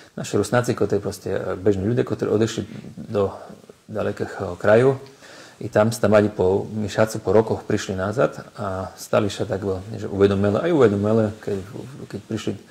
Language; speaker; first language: Slovak; native; Slovak